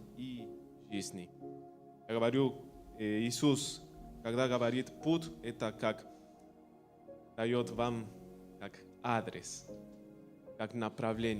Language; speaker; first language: Russian; non-native, learner; Spanish